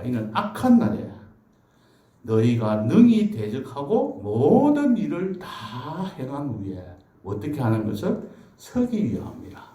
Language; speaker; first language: Korean; native; Korean